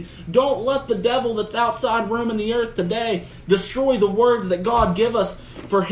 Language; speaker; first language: English; native; English